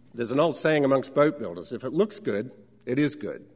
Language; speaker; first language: English; native; English